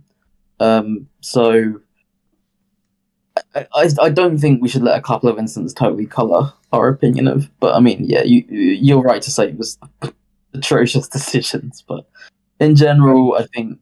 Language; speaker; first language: English; native; English